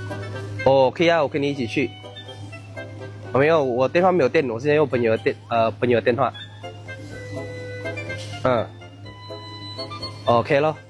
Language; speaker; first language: Chinese; non-native, local second language; Malay